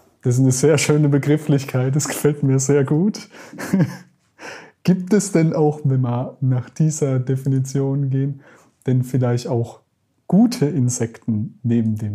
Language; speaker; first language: German; native; German